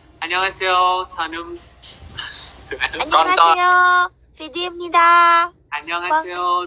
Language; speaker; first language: Korean; non-native, learner; Vietnamese